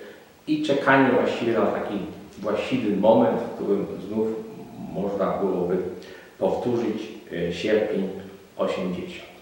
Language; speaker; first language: Polish; native; Polish